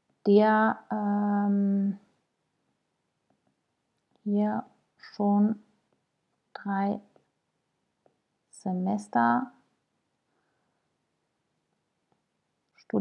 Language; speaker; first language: German; non-native, fluent; French